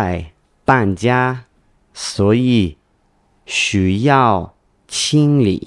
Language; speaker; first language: Chinese; non-native, learner; English